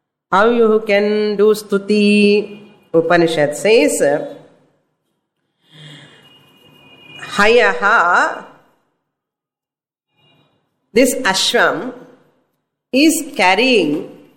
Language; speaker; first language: English; non-native, local second language; Tamil